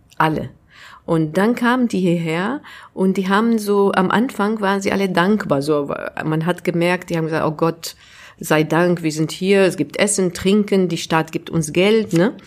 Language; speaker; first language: German; non-native, fluent; Arabic